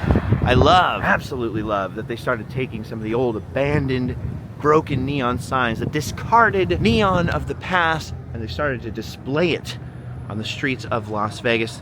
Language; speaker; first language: English; native; English